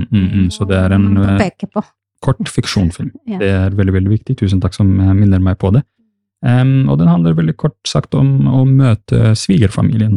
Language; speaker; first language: Norwegian; early bilingual, other home language; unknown